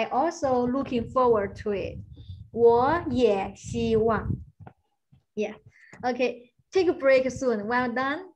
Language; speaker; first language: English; non-native, fluent; Chinese